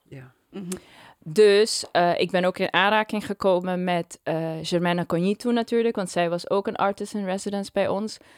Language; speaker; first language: Dutch; non-native, local second language; Papiamento